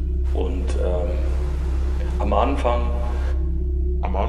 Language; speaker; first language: German; non-native, fluent; English